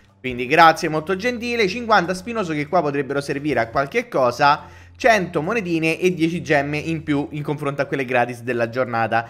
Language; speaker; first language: Italian; native; Italian